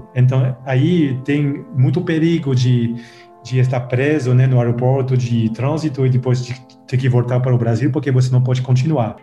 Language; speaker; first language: Portuguese; non-native, fluent; French